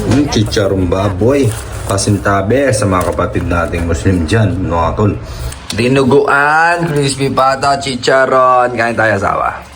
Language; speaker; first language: Filipino; native; Filipino